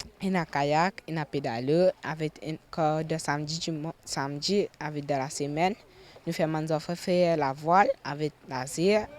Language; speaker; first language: French; non-native, local second language; Morisyen